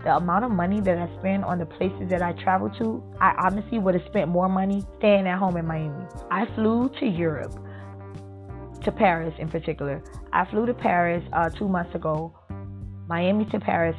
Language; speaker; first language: English; native; English